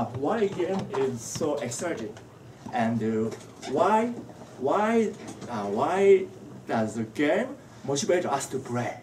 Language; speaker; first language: English; non-native, learner; Japanese